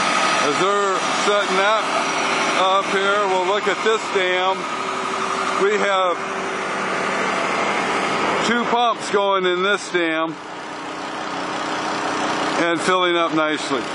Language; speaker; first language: English; native; English